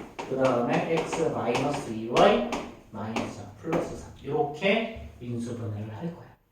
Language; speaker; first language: Korean; native; Korean